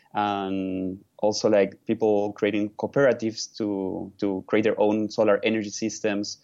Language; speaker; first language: English; non-native, fluent; Spanish